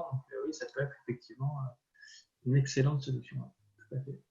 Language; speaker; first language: French; native; French